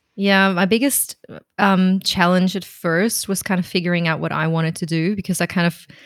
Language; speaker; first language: English; non-native, fluent; German